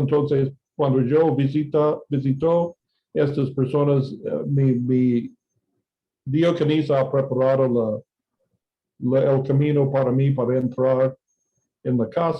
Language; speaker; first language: Spanish; non-native, fluent; English